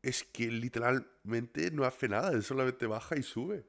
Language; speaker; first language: Spanish; early bilingual, other home language; English